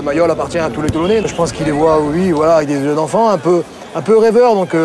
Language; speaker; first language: French; native; French